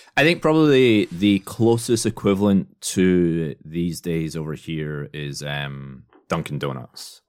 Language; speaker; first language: English; native; English